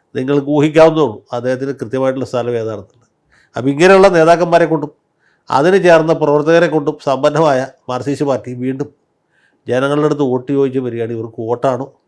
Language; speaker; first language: Malayalam; native; Malayalam